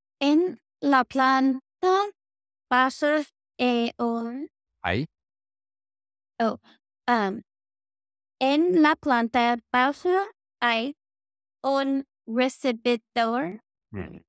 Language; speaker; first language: Spanish; non-native, learner; English